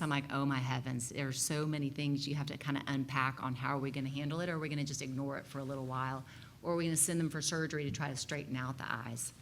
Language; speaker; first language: English; native; English